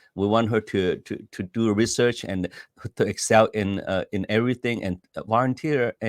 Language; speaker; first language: English; non-native, fluent; Chinese